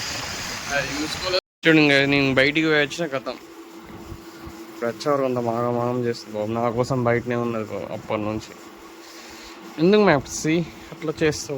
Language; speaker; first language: Telugu; native; Telugu